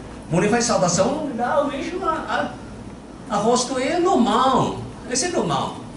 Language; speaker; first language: Portuguese; non-native, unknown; Chinese